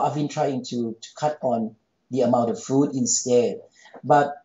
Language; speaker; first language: English; non-native, fluent; Thai